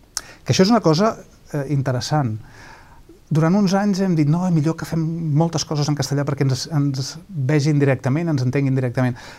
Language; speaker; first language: Catalan; native; Catalan